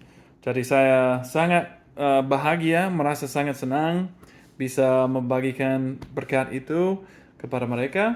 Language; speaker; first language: Indonesian; non-native, fluent; English